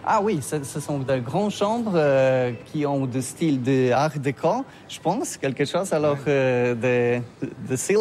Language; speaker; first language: French; non-native, learner; Polish